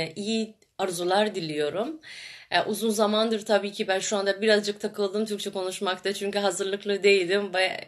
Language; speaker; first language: Turkish; non-native, fluent; Persian